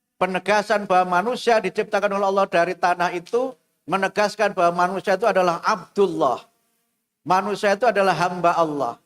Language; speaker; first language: Indonesian; non-native, local second language; Javanese